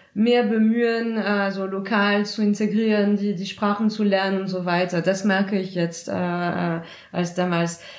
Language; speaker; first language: German; non-native, fluent; French